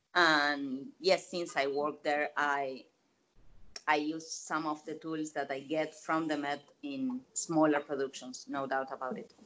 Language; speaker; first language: English; non-native, fluent; Spanish